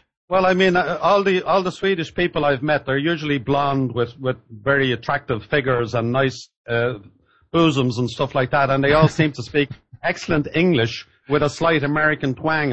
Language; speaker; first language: English; native; English